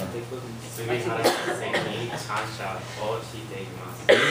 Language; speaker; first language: Japanese; non-native, learner; English